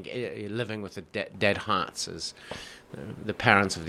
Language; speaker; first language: English; native; English